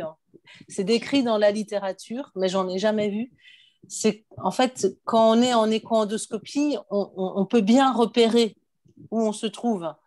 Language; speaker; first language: French; native; French